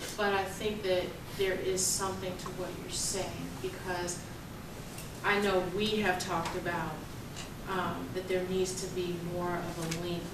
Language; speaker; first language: English; native; English